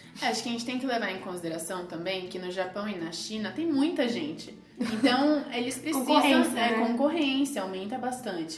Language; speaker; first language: Portuguese; early bilingual, heritage; Portuguese